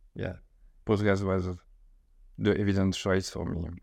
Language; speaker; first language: English; non-native, fluent; French